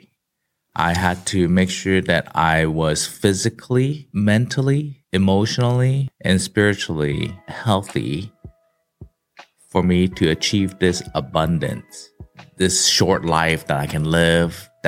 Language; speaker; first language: English; non-native, local second language; Cantonese